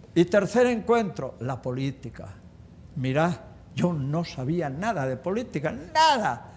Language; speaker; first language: Spanish; native; Spanish